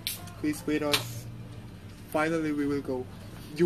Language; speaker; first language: English; non-native, learner; Korean